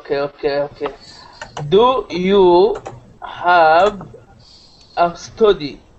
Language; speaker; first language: English; non-native, learner; Arabic